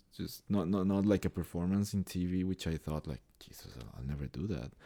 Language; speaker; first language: English; non-native, fluent; Spanish